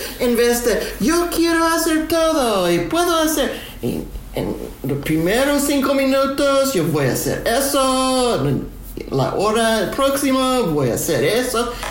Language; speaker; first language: Spanish; non-native, learner; English